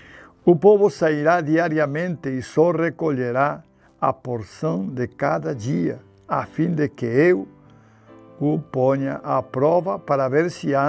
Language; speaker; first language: Portuguese; non-native, fluent; Spanish